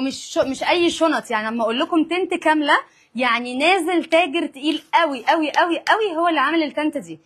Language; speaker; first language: Arabic; native; Arabic